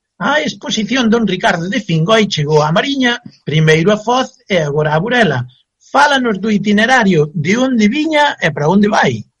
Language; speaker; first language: Galician; native; Galician